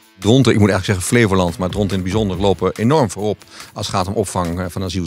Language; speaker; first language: Dutch; native; Dutch